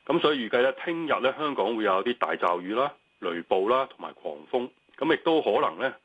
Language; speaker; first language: Cantonese; native; Cantonese